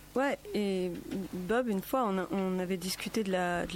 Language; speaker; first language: French; native; French